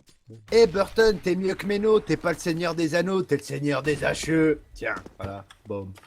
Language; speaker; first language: French; native; French